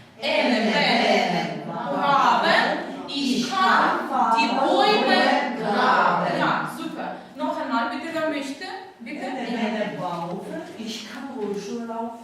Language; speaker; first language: German; non-native, fluent; Ukrainian